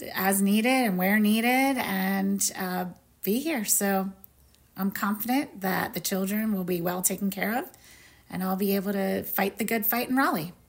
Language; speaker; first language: English; native; English